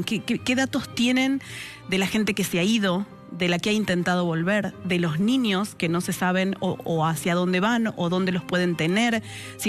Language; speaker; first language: Spanish; native; Spanish